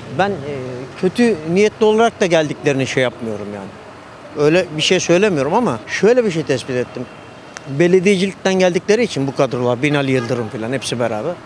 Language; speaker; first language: Turkish; native; Turkish